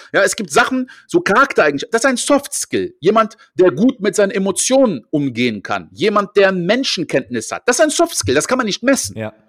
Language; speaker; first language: German; early bilingual, heritage; French